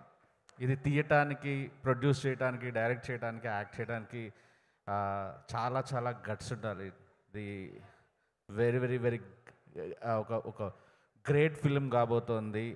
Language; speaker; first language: Telugu; non-native, learner; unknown